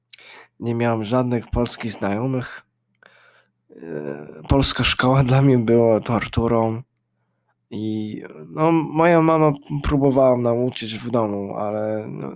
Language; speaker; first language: Polish; early bilingual, heritage; English